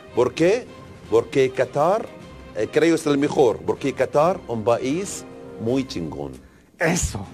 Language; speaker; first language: Spanish; non-native, learner; Arabic